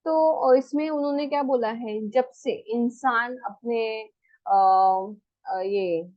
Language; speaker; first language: Hindi; non-native, local second language; Marathi